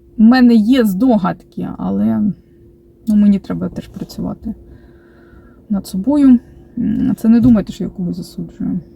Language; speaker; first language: Ukrainian; non-native, local second language; Russian